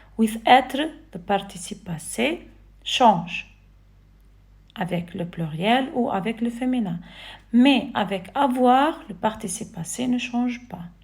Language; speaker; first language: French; non-native, fluent; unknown